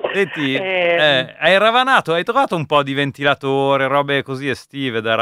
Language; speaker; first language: Italian; native; Italian